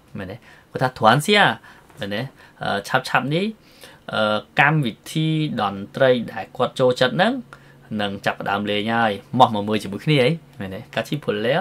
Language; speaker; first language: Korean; non-native, fluent; Khmer